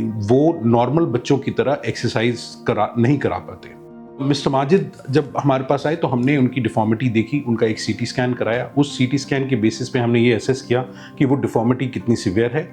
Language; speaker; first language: Hindi; native; Hindi